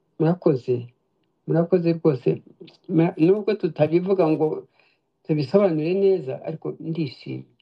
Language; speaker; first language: Kinyarwanda; native; Kinyarwanda